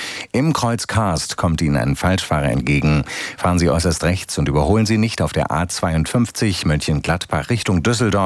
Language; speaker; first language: German; native; German